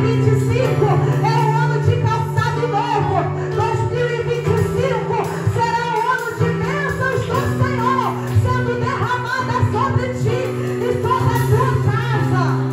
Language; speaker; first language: Portuguese; native; Portuguese